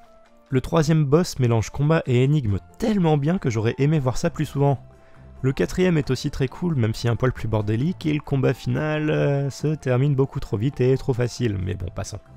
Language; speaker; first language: French; native; French